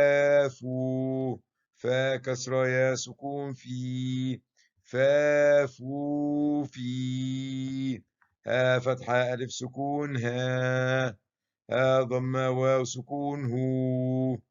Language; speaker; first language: Arabic; non-native, fluent; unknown